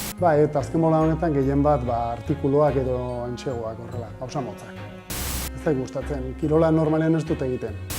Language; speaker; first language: Basque; non-native, local second language; Spanish